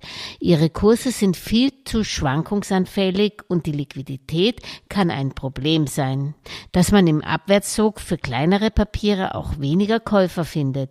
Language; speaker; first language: German; native; German